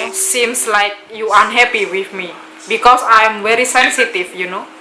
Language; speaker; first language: English; non-native, local second language; Indonesian